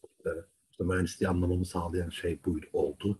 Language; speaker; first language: Turkish; native; Turkish